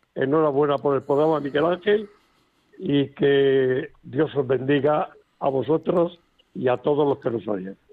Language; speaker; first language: Spanish; native; Spanish